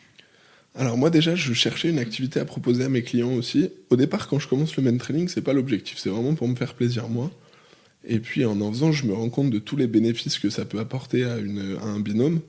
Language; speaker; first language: French; native; French